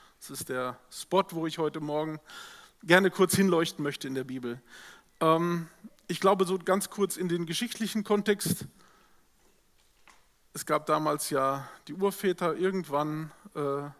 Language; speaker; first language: German; native; German